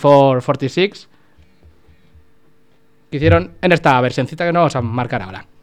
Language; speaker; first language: Spanish; native; Spanish